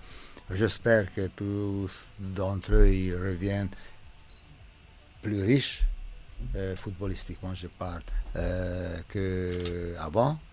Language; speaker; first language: French; non-native, fluent; Romanian